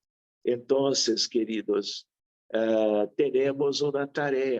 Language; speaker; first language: Spanish; non-native, fluent; Portuguese